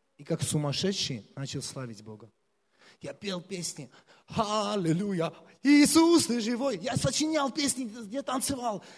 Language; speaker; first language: Russian; non-native, local second language; Armenian